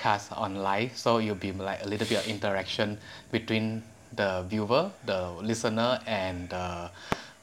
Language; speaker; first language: English; non-native, local second language; Chinese